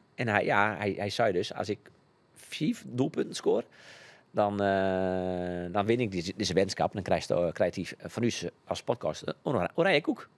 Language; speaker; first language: Dutch; native; Dutch